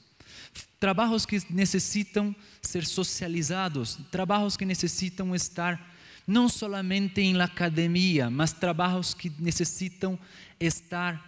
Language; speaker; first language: Spanish; non-native, learner; Portuguese